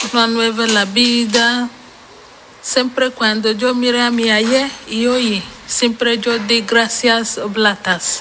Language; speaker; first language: Spanish; non-native, learner; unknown